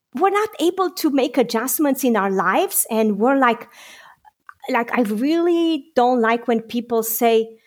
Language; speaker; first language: English; non-native, fluent; Romanian